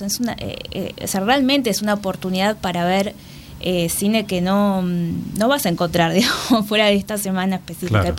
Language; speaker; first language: Spanish; native; Spanish